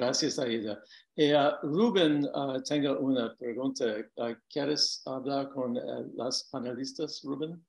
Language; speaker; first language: Spanish; non-native, fluent; English